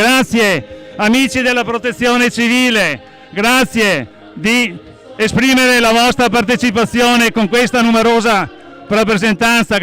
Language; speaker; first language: Italian; native; Italian